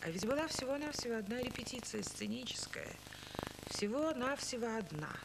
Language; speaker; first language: Russian; native; Russian